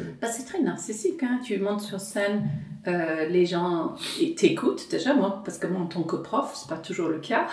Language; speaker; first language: French; non-native, fluent; English